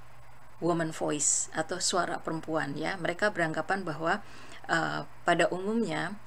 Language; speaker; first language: Indonesian; native; Indonesian